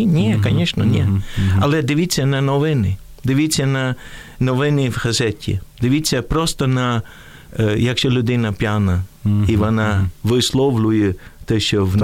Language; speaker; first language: Ukrainian; non-native, fluent; Dutch